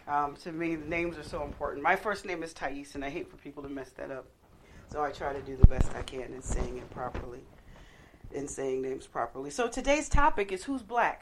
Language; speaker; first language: English; native; English